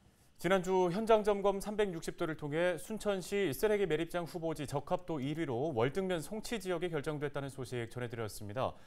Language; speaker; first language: Korean; native; Korean